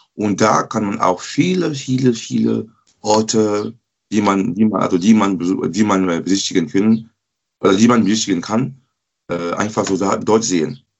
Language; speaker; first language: German; non-native, learner; French